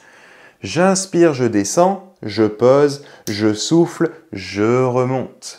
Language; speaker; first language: French; native; French